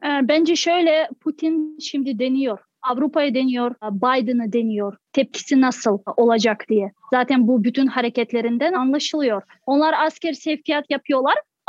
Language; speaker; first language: Turkish; non-native, fluent; Crimean Tatar